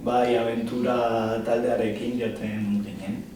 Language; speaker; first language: Basque; non-native, local second language; Spanish